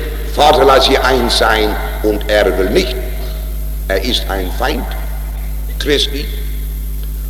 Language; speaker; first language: German; non-native, fluent; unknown